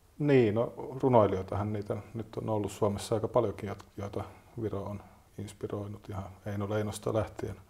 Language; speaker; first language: Finnish; native; Finnish